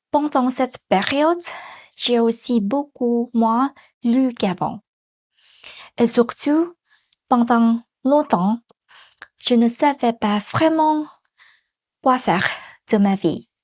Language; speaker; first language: French; non-native, learner; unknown